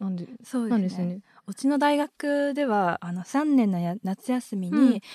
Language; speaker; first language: Japanese; non-native, fluent; Chinese